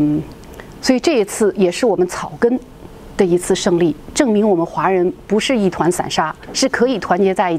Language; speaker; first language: Chinese; native; Chinese